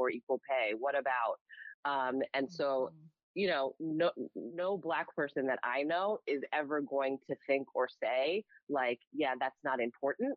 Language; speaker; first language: English; native; English